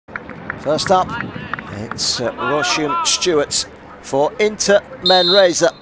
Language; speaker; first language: English; native; English